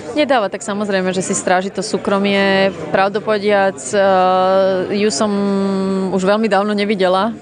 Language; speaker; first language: Slovak; native; Slovak